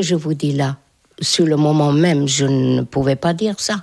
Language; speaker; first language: French; non-native, fluent; Hungarian